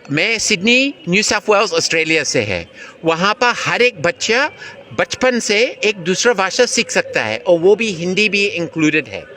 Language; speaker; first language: Hindi; non-native, fluent; English